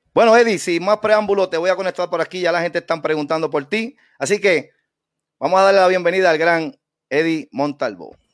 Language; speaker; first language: Spanish; native; Spanish